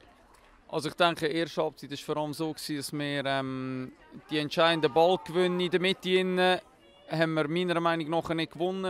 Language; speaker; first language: German; native; German